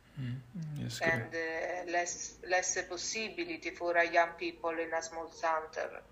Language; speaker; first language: English; non-native, learner; Italian